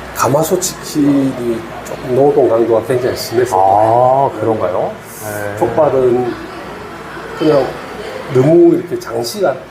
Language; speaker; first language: Korean; native; Korean